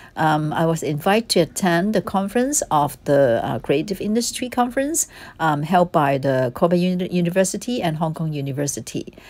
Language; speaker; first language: English; non-native, local second language; Cantonese